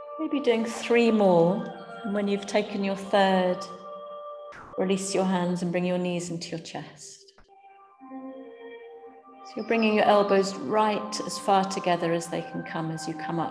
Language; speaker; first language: English; native; English